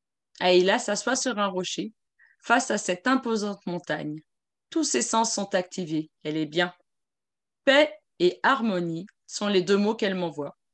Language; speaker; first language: French; native; French